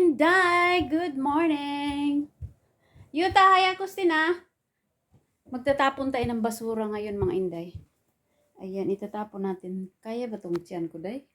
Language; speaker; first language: Filipino; non-native, local second language; Cebuano